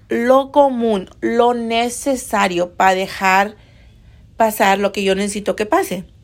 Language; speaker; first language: Spanish; early bilingual, heritage; Spanish